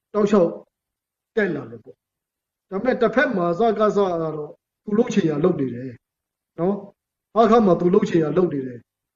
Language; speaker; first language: Burmese; non-native, local second language; Hakha Chin